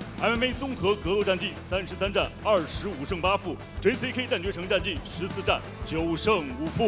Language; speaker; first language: Chinese; native; Chinese